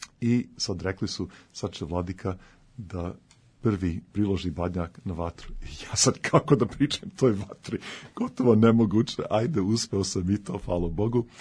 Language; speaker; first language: Serbian; early bilingual, heritage; Serbian